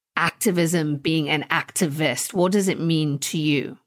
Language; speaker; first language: English; native; English